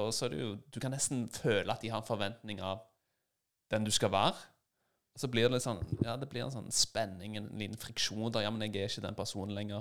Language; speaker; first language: Norwegian; native; Norwegian